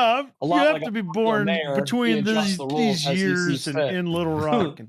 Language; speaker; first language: English; native; English